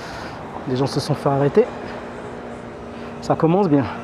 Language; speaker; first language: French; native; French